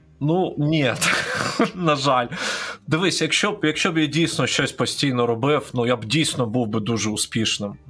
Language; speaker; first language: Ukrainian; non-native, local second language; Russian